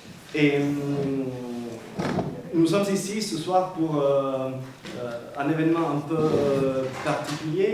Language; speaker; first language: French; non-native, fluent; Italian